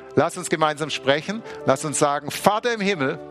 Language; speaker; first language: German; native; German